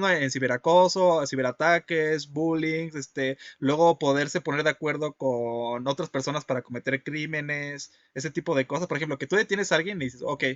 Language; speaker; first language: Spanish; native; Spanish